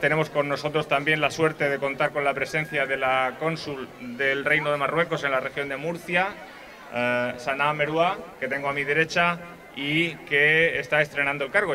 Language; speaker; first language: Spanish; native; Spanish